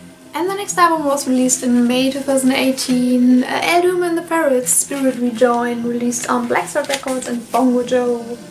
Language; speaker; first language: English; non-native, fluent; German